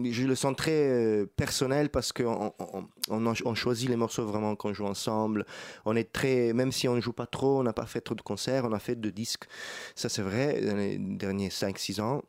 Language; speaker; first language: French; non-native, fluent; Italian